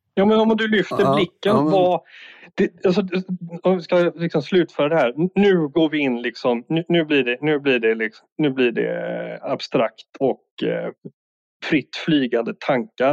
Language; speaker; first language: Swedish; native; Swedish